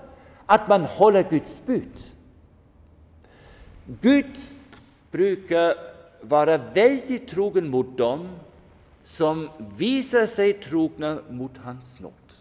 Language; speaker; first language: Swedish; non-native, fluent; German